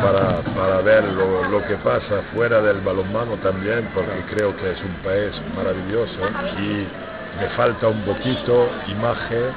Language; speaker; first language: Spanish; non-native, fluent; French